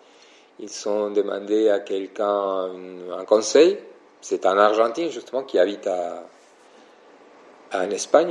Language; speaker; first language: French; non-native, fluent; Spanish